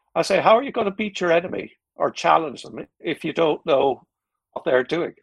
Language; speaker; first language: English; native; English